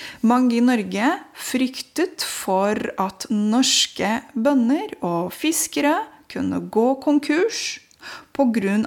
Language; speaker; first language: Norwegian; non-native, fluent; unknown